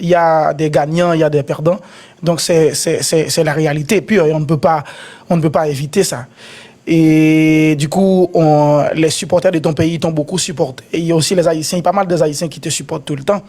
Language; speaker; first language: French; non-native, local second language; Haitian Creole